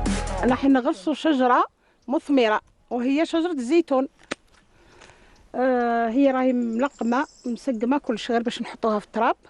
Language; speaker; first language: Arabic; native; Arabic